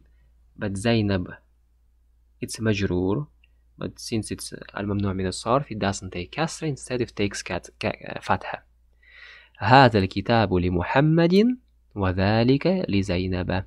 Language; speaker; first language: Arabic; non-native, fluent; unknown